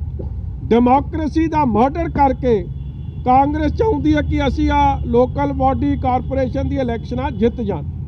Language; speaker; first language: Hindi; non-native, local second language; Punjabi